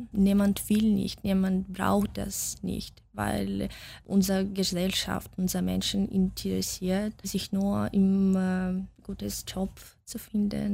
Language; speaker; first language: German; non-native, fluent; Russian